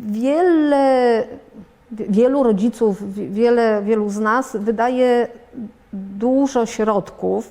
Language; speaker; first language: Polish; native; Polish